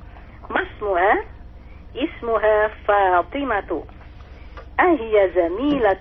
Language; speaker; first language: Arabic; non-native, learner; Indonesian